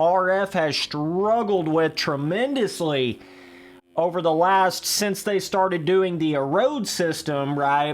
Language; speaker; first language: English; native; English